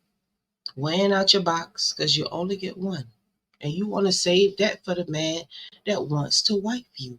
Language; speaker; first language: English; native; English